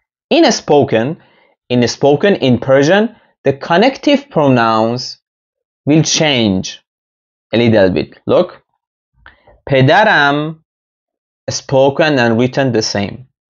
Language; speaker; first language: English; non-native, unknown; Persian